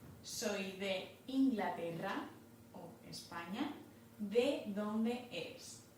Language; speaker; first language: Spanish; non-native, learner; English